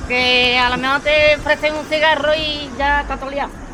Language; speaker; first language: Spanish; native; Spanish